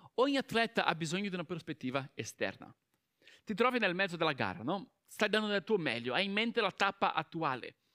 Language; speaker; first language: Italian; non-native, fluent; Portuguese